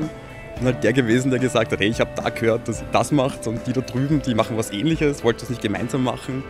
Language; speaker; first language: German; native; German